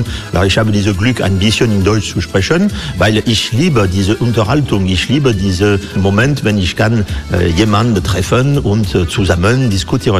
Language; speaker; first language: German; non-native, fluent; French